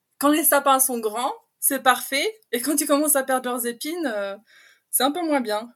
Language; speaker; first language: French; native; French